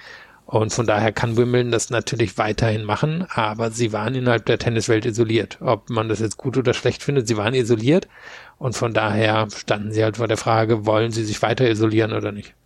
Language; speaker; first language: German; native; German